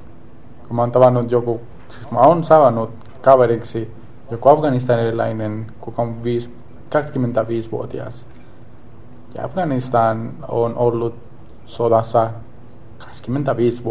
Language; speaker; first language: Finnish; non-native, learner; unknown